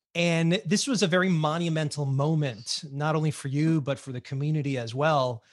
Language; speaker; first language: English; early bilingual, other home language; Spanish